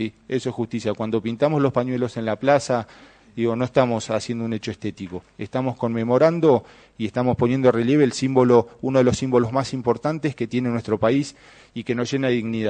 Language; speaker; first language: Spanish; native; Spanish